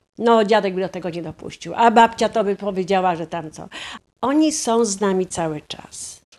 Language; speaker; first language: Polish; native; Polish